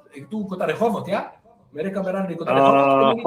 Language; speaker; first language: Indonesian; non-native, fluent; Hebrew